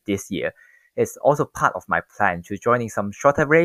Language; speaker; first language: English; non-native, local second language; Cantonese